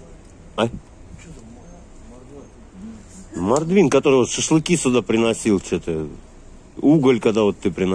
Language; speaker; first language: Russian; native; Russian